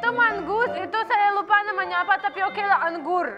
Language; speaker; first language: Indonesian; non-native, learner; Russian